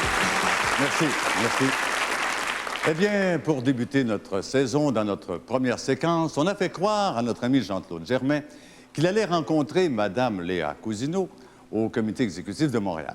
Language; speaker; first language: French; native; French